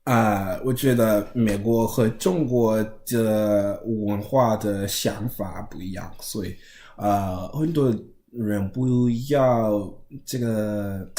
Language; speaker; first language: Chinese; non-native, learner; English